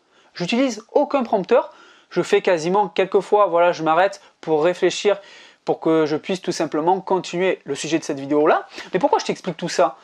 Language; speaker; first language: French; native; French